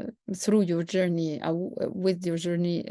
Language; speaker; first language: English; non-native, fluent; Arabic